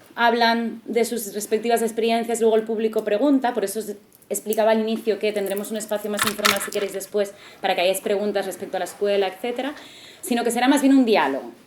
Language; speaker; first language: Spanish; non-native, local second language; Catalan